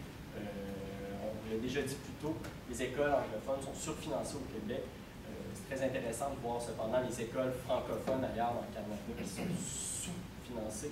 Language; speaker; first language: French; native; French